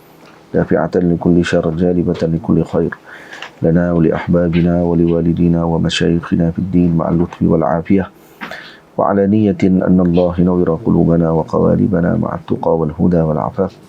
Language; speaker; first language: Arabic; non-native, fluent; Malay